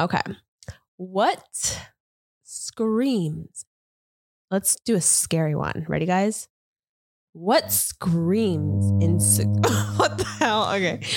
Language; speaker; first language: English; early bilingual, other home language; Spanish